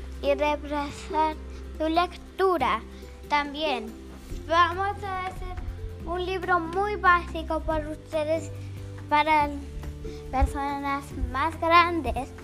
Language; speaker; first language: Spanish; early bilingual, heritage; Spanish